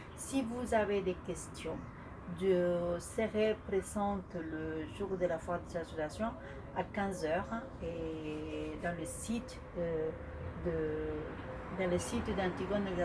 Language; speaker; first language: French; non-native, fluent; Spanish